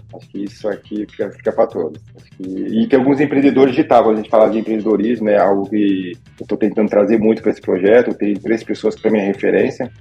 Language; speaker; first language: Portuguese; native; Portuguese